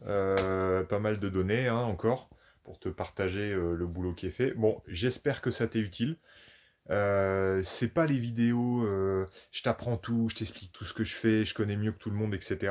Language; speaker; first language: French; native; French